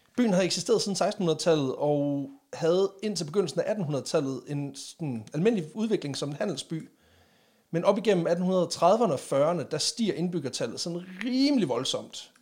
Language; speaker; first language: Danish; native; Danish